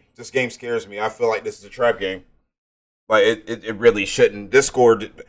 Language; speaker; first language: English; native; English